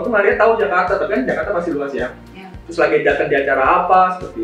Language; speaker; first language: Indonesian; native; Indonesian